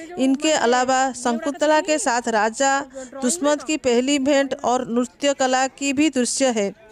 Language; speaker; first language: Hindi; non-native, local second language; Odia